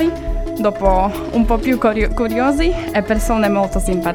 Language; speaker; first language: Italian; non-native, learner; Slovak